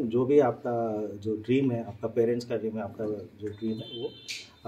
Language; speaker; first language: Hindi; non-native, local second language; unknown